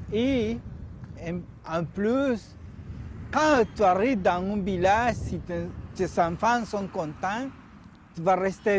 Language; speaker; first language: French; non-native, learner; Spanish